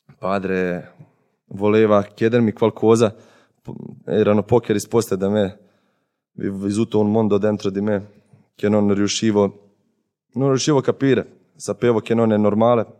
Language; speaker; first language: Italian; non-native, learner; Croatian